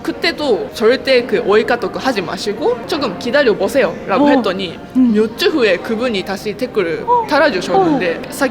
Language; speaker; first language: Korean; non-native, fluent; Japanese